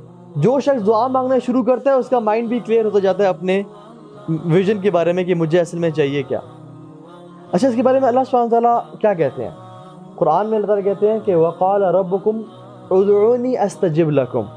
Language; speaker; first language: Urdu; native; Urdu